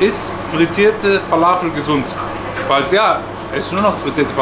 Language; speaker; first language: German; native; German